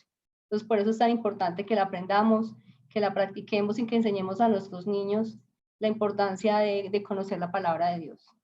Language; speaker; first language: Spanish; native; Spanish